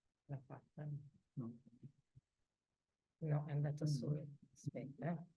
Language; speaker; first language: Italian; native; Italian